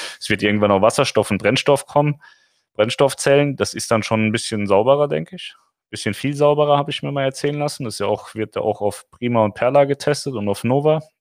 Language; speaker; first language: German; native; German